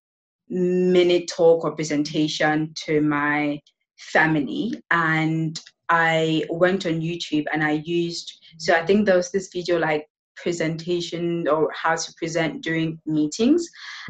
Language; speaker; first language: English; non-native, local second language; Yoruba